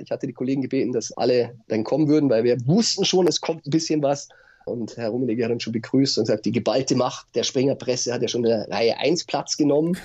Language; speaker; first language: German; native; German